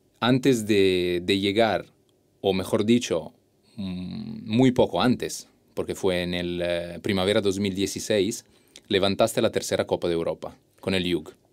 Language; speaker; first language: Spanish; non-native, fluent; Italian